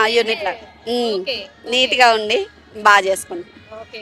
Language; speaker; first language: Telugu; native; Telugu